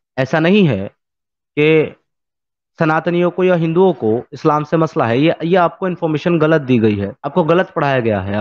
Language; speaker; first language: Urdu; native; Urdu